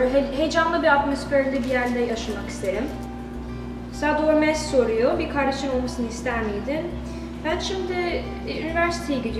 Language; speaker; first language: Turkish; early bilingual, heritage; Turkish